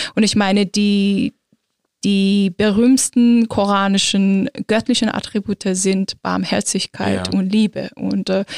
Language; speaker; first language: German; non-native, fluent; Azerbaijani